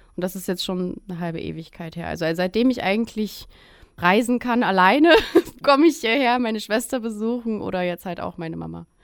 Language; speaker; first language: German; early bilingual, other home language; Russian